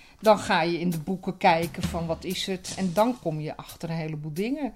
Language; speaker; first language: Dutch; native; Dutch